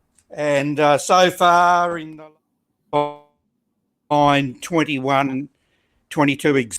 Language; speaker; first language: English; native; English